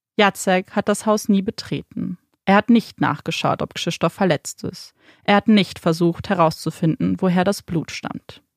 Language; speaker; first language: German; native; German